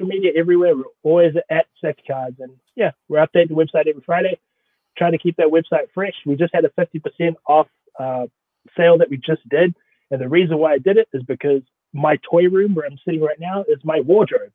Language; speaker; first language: English; native; English